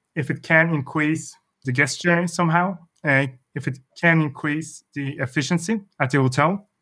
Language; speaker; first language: English; non-native, fluent; Norwegian